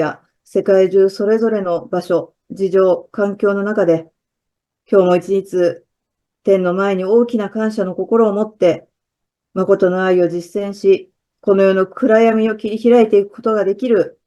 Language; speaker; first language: Japanese; native; Japanese